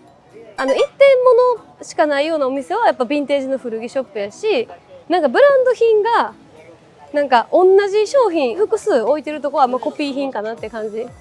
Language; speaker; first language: Japanese; native; Japanese